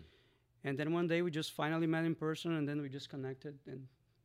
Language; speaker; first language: English; non-native, fluent; Portuguese